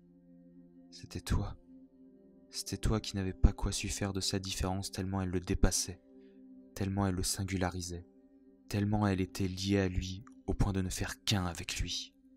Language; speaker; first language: French; native; French